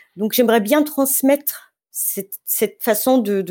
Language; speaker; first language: French; non-native, fluent; Arabic